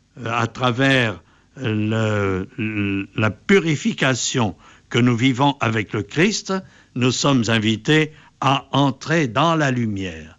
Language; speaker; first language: French; native; French